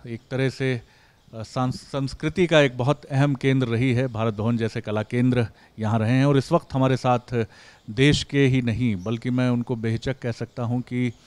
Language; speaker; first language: Hindi; native; Hindi